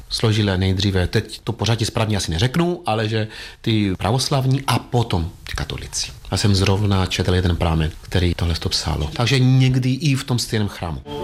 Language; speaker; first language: Czech; non-native, fluent; Greek